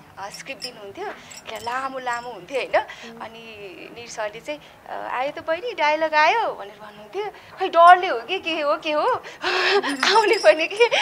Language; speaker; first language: Nepali; non-native, local second language; Newari